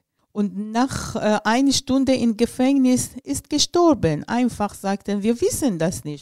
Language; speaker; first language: German; non-native, learner; Persian